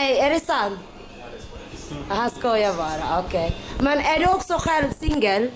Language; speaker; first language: Swedish; non-native, learner; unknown